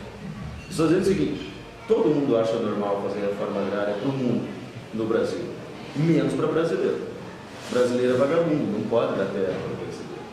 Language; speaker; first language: Portuguese; native; Portuguese